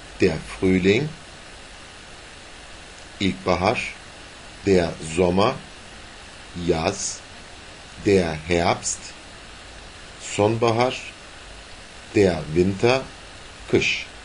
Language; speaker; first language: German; non-native, fluent; Turkish